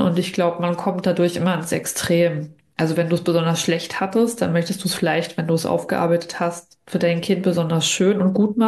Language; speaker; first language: German; native; German